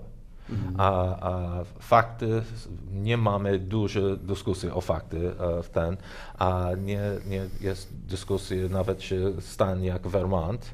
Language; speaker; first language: Polish; non-native, learner; English